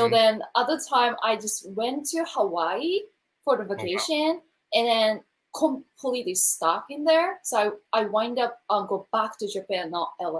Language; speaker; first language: English; non-native, learner; Japanese